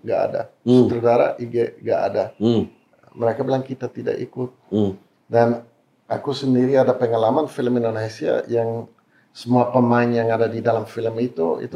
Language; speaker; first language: Indonesian; non-native, fluent; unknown